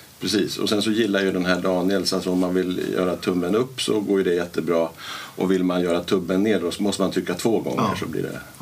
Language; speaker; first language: Swedish; native; Swedish